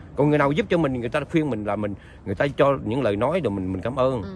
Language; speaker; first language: Vietnamese; native; Vietnamese